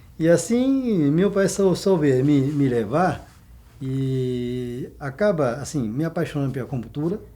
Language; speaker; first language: Portuguese; non-native, fluent; Chinese